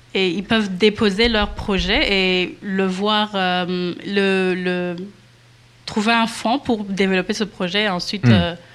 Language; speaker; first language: French; non-native, local second language; Kinyarwanda